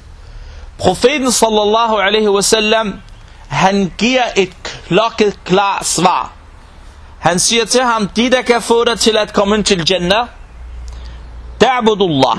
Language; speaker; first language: Danish; non-native, local second language; Arabic